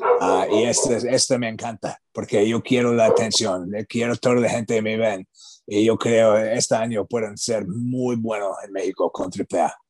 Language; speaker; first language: Spanish; non-native, learner; English